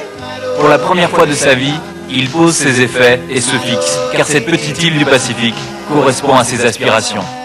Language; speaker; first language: French; native; French